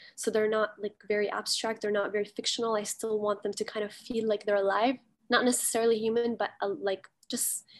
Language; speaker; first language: English; early bilingual, heritage; Arabic